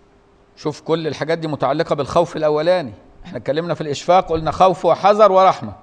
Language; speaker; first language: Arabic; native; Arabic